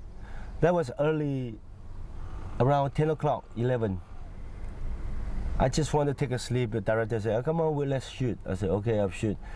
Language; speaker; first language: English; non-native, fluent; Cantonese